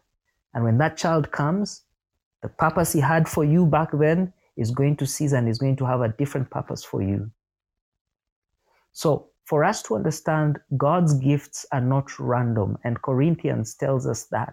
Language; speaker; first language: English; non-native, local second language; Ganda